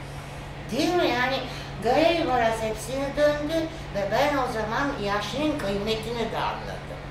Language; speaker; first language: Turkish; non-native, fluent; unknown